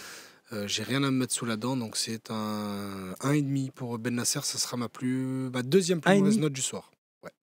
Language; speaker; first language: French; native; French